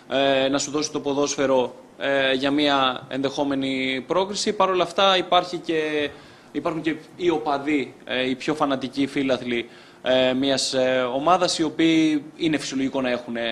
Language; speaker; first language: Greek; native; Greek